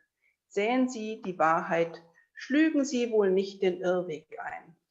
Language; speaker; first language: German; native; German